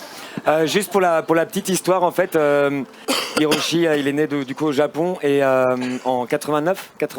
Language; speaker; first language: French; native; French